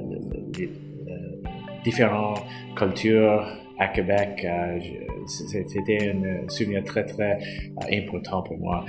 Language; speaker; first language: French; non-native, fluent; English